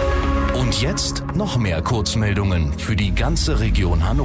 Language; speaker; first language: German; native; German